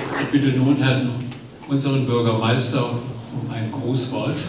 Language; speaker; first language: German; native; German